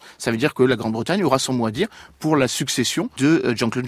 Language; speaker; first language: French; native; French